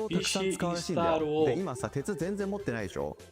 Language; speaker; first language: Japanese; native; Japanese